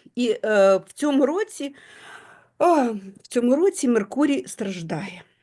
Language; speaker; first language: Ukrainian; non-native, local second language; Russian